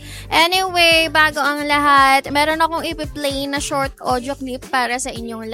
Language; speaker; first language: Filipino; native; Filipino